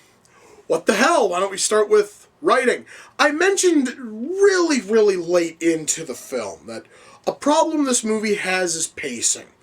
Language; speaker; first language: English; native; English